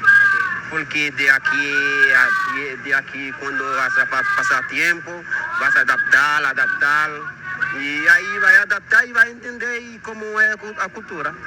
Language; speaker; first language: Spanish; non-native, learner; Haitian Creole